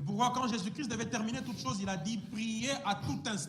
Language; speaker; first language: French; non-native, fluent; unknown